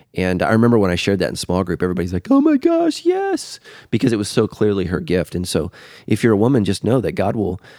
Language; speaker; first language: English; native; English